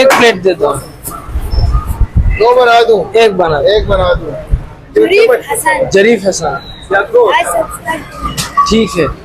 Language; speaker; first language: Hindi; non-native, learner; Bangla